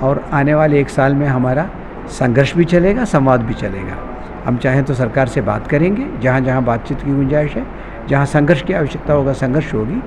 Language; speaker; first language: Hindi; native; Hindi